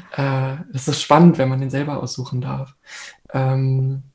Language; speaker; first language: German; native; German